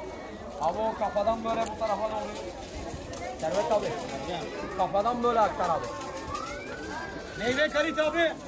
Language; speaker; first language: Turkish; native; Turkish